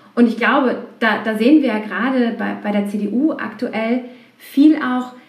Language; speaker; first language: German; native; German